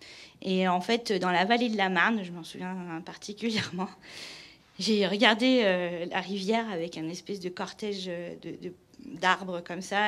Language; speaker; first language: French; native; French